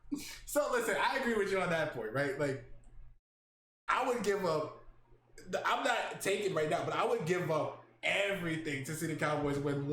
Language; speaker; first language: English; native; English